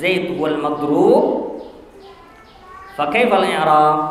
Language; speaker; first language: Arabic; non-native, fluent; Indonesian